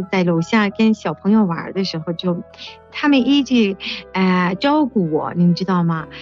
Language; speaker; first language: Chinese; non-native, fluent; Persian